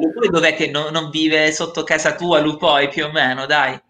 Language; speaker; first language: Italian; native; Italian